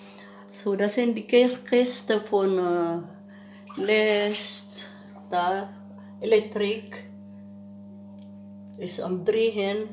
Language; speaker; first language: German; non-native, learner; Filipino